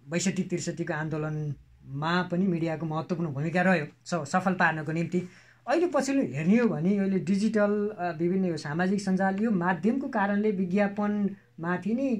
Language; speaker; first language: Nepali; native; Nepali